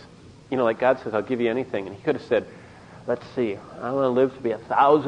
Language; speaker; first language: English; native; English